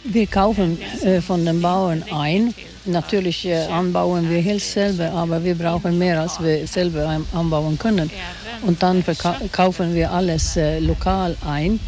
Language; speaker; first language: German; non-native, fluent; Swedish